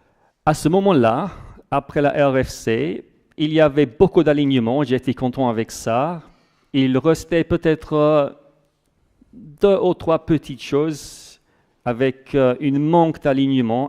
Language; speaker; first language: French; non-native, fluent; English